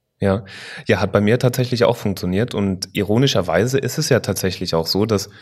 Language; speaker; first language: German; native; German